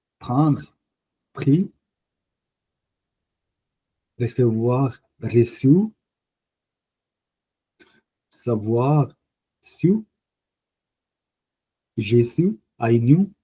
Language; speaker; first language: French; non-native, fluent; Punjabi